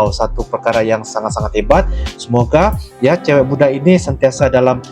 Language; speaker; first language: Indonesian; non-native, local second language; Malay